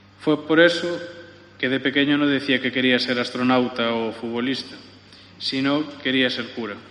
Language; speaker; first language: Spanish; native; Spanish